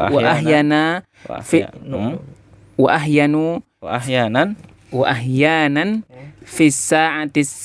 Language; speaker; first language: Arabic; non-native, learner; Indonesian